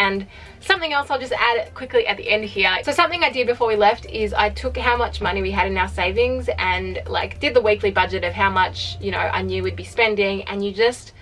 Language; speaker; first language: English; native; English